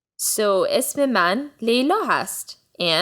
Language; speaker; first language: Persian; early bilingual, heritage; Persian